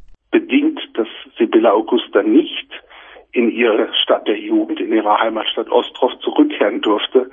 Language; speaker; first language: German; native; German